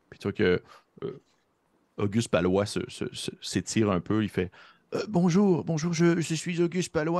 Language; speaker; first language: French; native; French